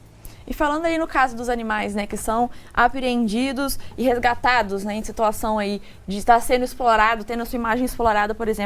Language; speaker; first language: Portuguese; native; Portuguese